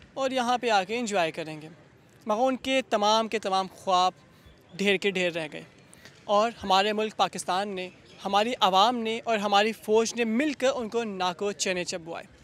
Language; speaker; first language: Urdu; native; Urdu